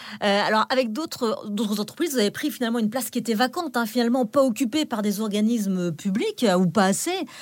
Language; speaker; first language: French; native; French